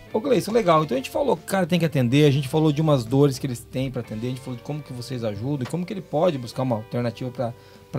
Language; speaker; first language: Portuguese; native; Portuguese